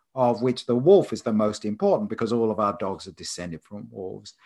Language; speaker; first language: English; native; English